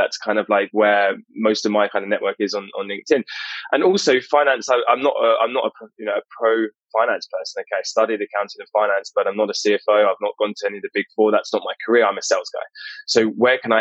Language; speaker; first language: English; native; English